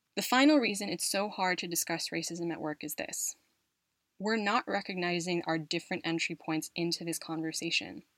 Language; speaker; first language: English; native; English